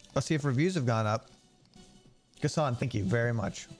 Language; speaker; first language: English; native; English